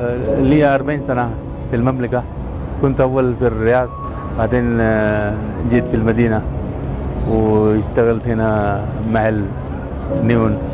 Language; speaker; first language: Arabic; non-native, fluent; Urdu